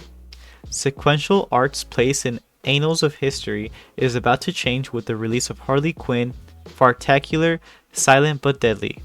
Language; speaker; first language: English; native; English